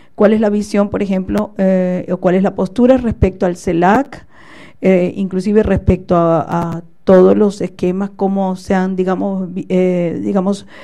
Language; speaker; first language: Spanish; native; Spanish